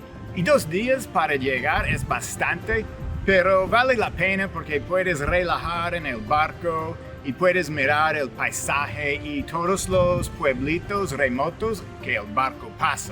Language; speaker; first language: Spanish; non-native, fluent; English